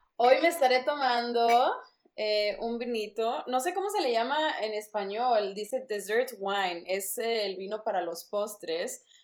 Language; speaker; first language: Spanish; early bilingual, other home language; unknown